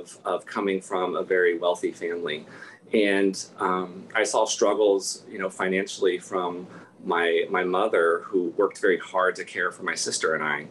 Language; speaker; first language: English; native; English